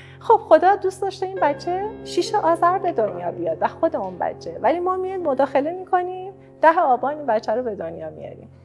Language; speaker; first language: Persian; native; Persian